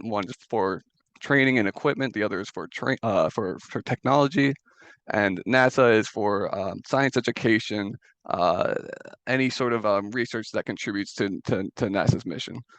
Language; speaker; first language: English; native; English